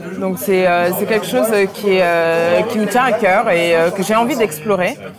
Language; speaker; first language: French; early bilingual, other home language; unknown